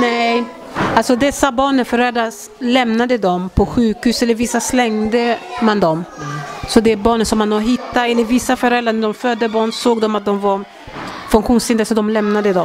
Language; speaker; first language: Swedish; early bilingual, other home language; Lingala